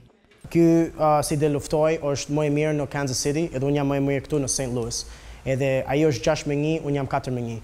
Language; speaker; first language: Albanian; early bilingual, heritage; Albanian